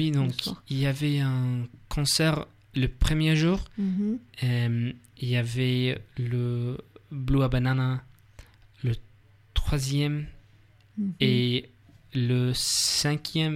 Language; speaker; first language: French; non-native, learner; English